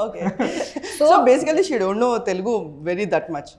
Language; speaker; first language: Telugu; native; Telugu